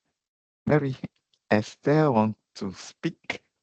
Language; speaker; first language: English; non-native, learner; French